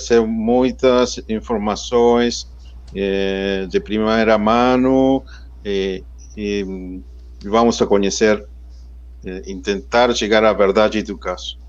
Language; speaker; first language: Portuguese; non-native, fluent; Spanish